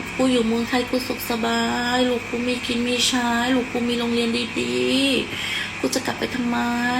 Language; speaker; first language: Thai; non-native, fluent; Khmer